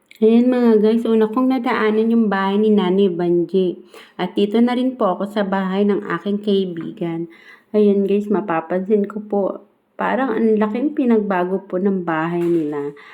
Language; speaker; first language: Filipino; non-native, local second language; Bikol